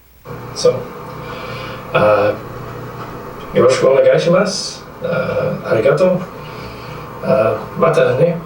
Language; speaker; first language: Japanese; non-native, learner; English